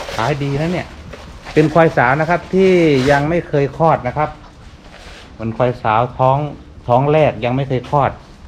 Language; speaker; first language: Thai; native; Thai